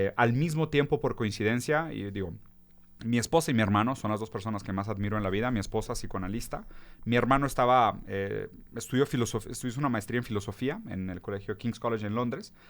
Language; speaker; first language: Spanish; early bilingual, other home language; Portuguese